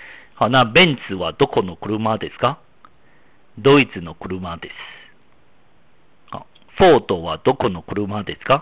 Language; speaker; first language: Japanese; non-native, fluent; Chinese